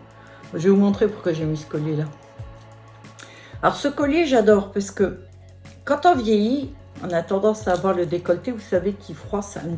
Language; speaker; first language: French; native; French